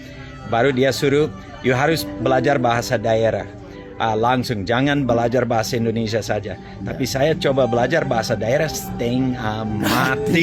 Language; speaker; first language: Indonesian; non-native, fluent; English